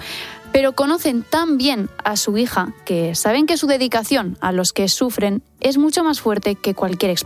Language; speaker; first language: Spanish; native; Spanish